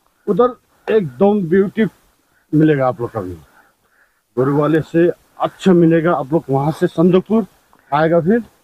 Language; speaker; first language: Hindi; non-native, local second language; Nepali